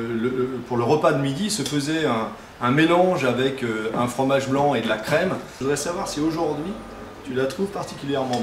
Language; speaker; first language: French; native; French